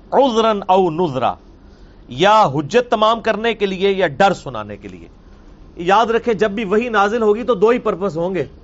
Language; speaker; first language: Urdu; non-native, local second language; Punjabi